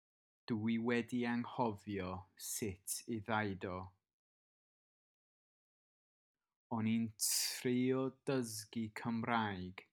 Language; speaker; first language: Welsh; non-native, learner; English